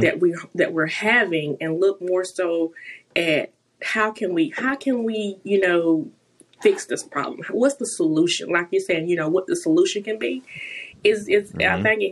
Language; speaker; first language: English; native; English